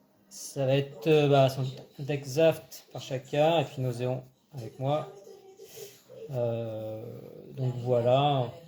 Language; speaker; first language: French; native; French